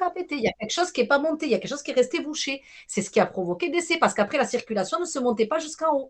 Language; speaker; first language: French; native; French